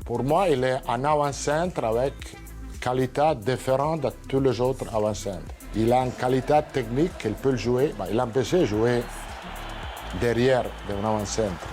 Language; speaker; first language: French; non-native, fluent; Italian